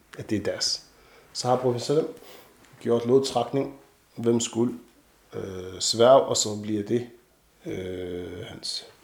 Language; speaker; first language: Danish; non-native, fluent; Arabic